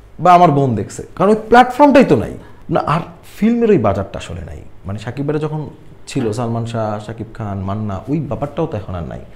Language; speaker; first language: Bangla; native; Bangla